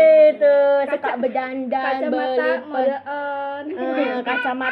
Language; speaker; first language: Indonesian; native; Indonesian